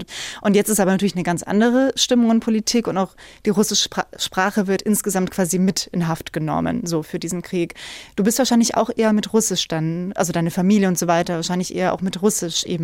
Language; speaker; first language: German; native; German